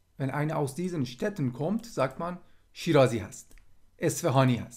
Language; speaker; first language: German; non-native, fluent; Persian